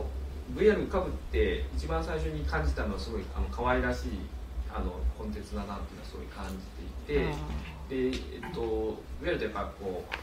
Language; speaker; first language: Japanese; native; Japanese